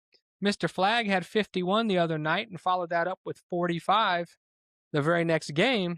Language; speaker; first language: English; native; English